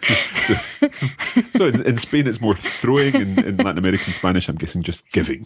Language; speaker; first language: English; native; English